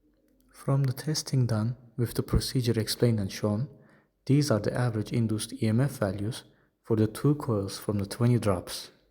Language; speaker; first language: English; non-native, fluent; Turkish